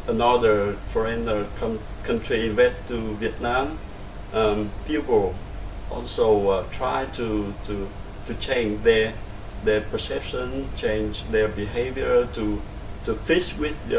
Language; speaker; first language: English; non-native, learner; Vietnamese